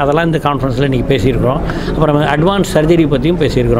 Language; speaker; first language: Tamil; native; Tamil